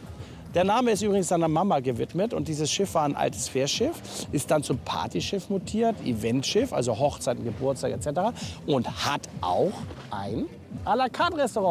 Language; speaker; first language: German; native; German